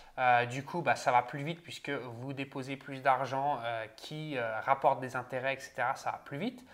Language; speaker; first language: French; native; French